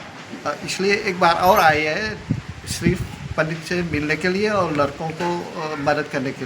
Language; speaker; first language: Hindi; early bilingual, heritage; Hindi